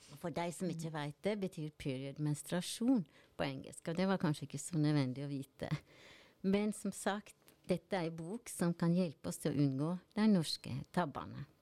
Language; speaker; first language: Norwegian; native; Norwegian